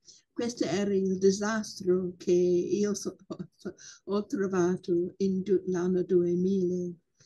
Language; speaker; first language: Italian; non-native, fluent; English